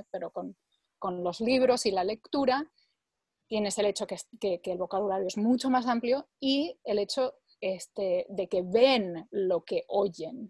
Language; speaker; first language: Spanish; early bilingual, other home language; English